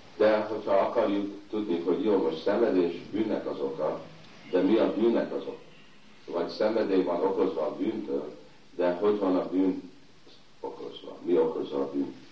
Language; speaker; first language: Hungarian; early bilingual, heritage; Hungarian